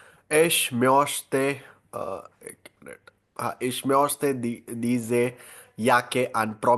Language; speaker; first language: German; non-native, learner; Hindi